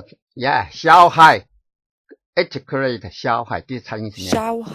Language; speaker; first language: English; non-native, learner; Chinese